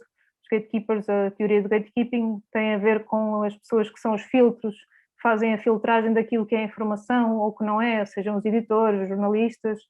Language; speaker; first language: Portuguese; native; Portuguese